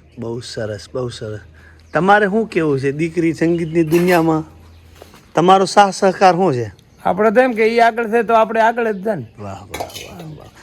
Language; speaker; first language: Gujarati; native; Gujarati